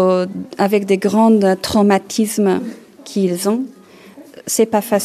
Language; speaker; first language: French; non-native, learner; Persian